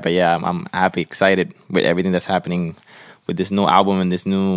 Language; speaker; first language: English; non-native, fluent; Spanish